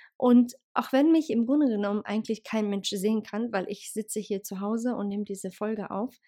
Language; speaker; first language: German; early bilingual, other home language; Bosnian